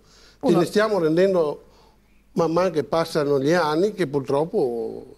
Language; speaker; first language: Italian; native; Italian